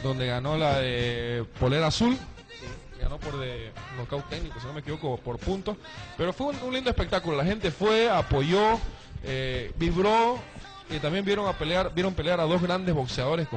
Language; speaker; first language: Spanish; native; Spanish